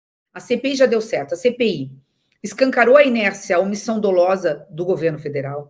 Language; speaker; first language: Portuguese; native; Portuguese